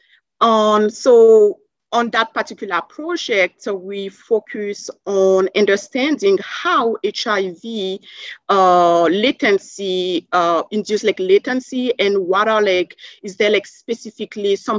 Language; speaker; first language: English; non-native, fluent; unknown